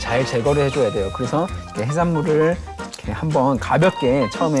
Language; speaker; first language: Korean; native; Korean